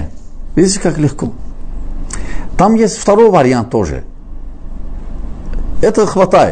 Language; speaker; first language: Russian; non-native, fluent; Azerbaijani